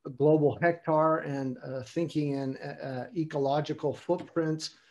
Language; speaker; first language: English; native; English